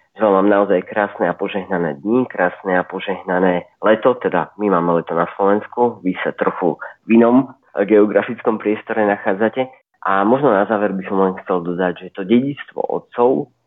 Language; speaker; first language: Slovak; native; Slovak